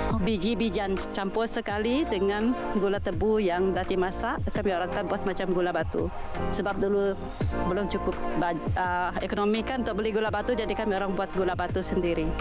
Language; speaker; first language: Malay; non-native, local second language; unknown